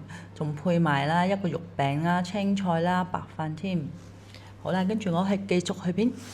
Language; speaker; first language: Chinese; non-native, local second language; Hakka Chinese